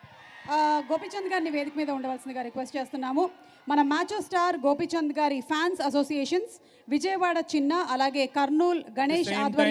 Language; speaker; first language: Telugu; native; Telugu